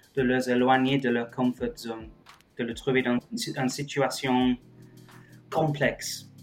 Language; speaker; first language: French; non-native, fluent; English